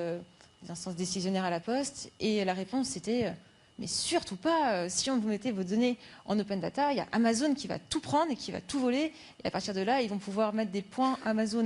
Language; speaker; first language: French; native; French